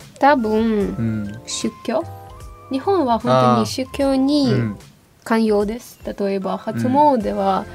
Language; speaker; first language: Japanese; non-native, fluent; Ukrainian